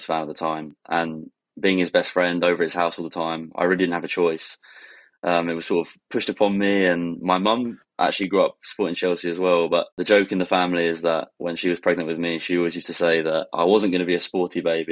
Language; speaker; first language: English; native; English